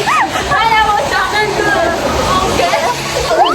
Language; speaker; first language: English; non-native, local second language; Cebuano